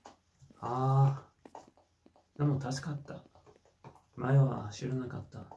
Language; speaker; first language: Japanese; non-native, fluent; English